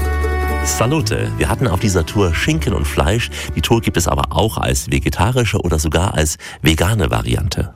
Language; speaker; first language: German; native; German